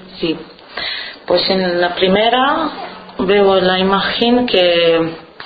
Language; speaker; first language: Spanish; non-native, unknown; Romanian